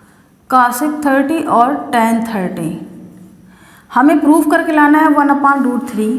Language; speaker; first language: Hindi; native; Hindi